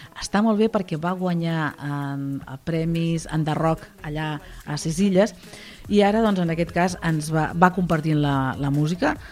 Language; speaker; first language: Catalan; native; Catalan